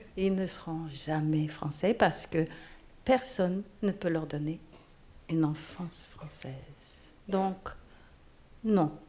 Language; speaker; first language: French; non-native, fluent; English